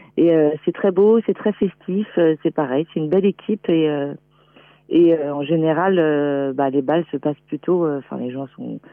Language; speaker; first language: French; native; French